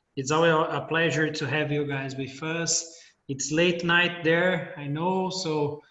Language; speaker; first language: English; non-native, fluent; Portuguese